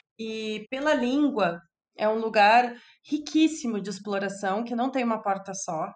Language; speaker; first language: Portuguese; native; Portuguese